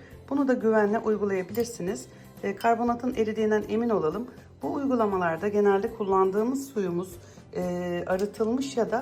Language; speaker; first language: Turkish; native; Turkish